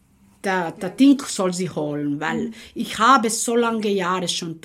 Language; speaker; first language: German; non-native, local second language; Romany